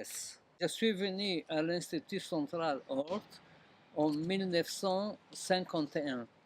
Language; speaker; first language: French; non-native, fluent; Hebrew